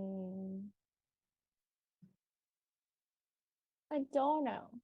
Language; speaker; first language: English; non-native, learner; Vietnamese